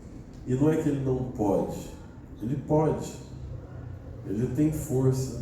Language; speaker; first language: Portuguese; native; Portuguese